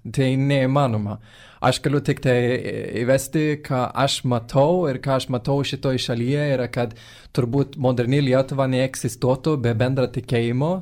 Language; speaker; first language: Lithuanian; non-native, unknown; Swedish